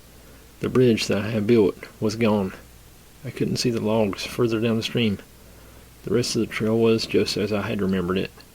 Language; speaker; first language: English; native; English